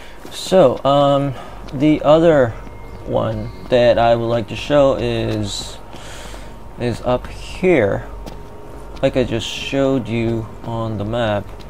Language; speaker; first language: English; non-native, fluent; Japanese